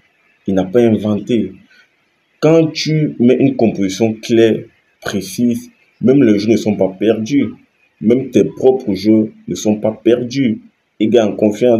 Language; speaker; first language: French; native; French